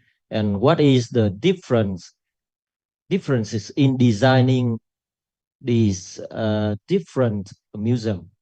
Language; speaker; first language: English; non-native, local second language; Vietnamese